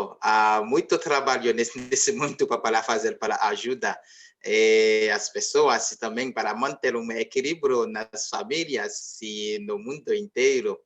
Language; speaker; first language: Portuguese; non-native, learner; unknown